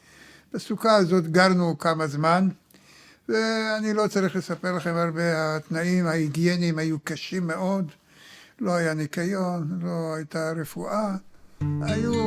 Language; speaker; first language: Hebrew; early bilingual, other home language; Arabic